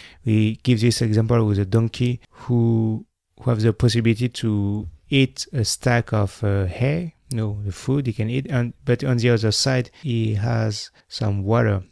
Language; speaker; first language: English; non-native, fluent; French